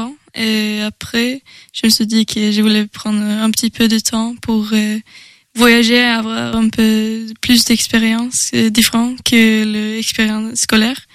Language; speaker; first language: French; non-native, learner; Swedish